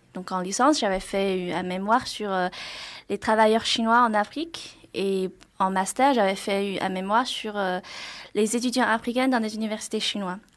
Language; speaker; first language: French; non-native, fluent; Chinese